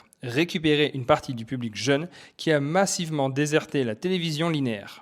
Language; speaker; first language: French; native; French